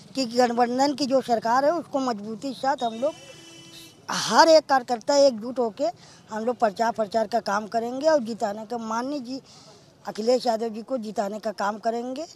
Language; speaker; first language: Hindi; native; Hindi